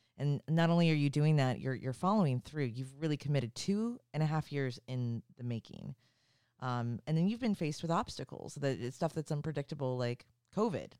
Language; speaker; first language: English; native; English